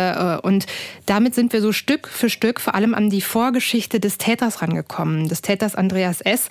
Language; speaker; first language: German; native; German